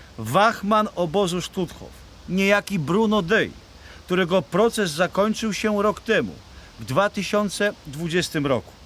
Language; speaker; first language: Polish; native; Polish